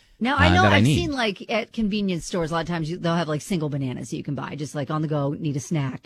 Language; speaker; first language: English; native; English